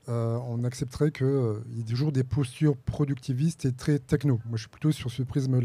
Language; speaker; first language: French; native; French